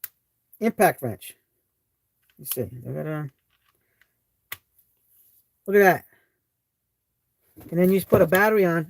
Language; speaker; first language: English; native; English